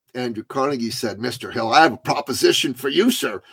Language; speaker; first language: English; early bilingual, other home language; Persian